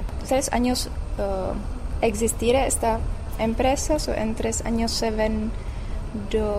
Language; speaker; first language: Spanish; non-native, learner; Czech